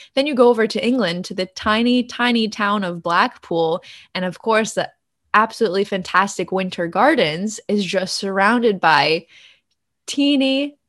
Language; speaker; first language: English; native; English